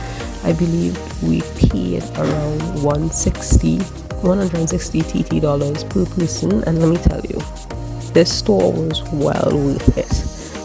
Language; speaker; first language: English; native; English